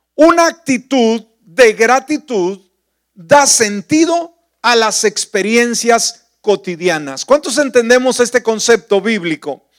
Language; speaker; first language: Spanish; native; Spanish